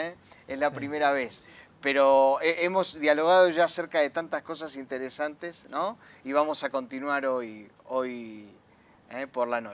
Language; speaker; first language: Spanish; native; Spanish